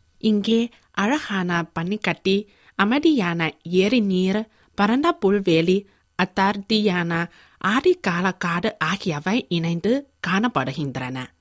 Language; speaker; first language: Tamil; non-native, fluent; Chinese